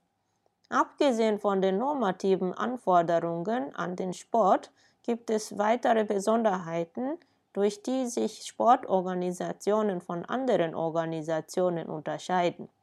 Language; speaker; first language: German; non-native, fluent; Japanese